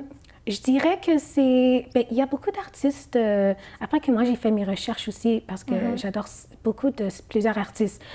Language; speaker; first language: French; non-native, fluent; Arabic